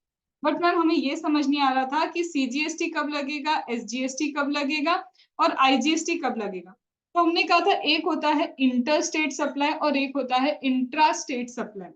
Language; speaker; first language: Hindi; native; Hindi